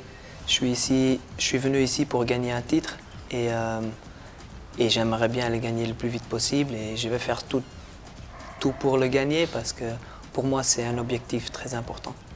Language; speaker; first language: French; non-native, local second language; Dutch